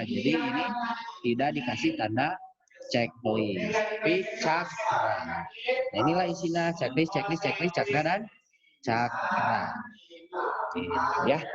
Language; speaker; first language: Indonesian; native; Indonesian